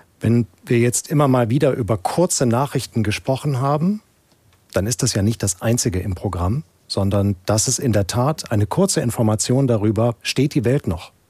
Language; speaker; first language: German; native; German